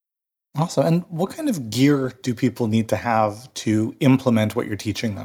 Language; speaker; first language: English; native; English